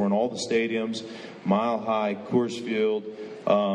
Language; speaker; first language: English; native; English